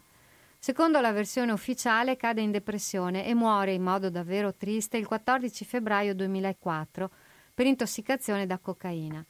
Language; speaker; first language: Italian; native; Italian